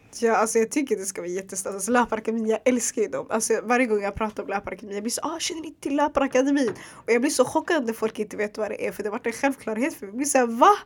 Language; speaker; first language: Swedish; early bilingual, other home language; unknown